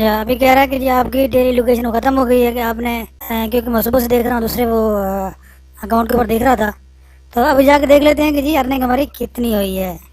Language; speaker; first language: Urdu; non-native, local second language; Punjabi